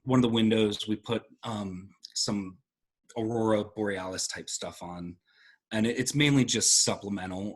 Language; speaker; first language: English; native; English